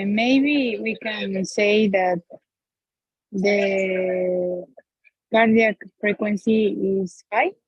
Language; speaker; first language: English; non-native, learner; Spanish